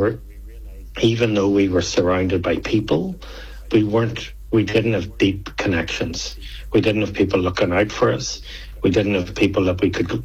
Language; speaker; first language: English; native; English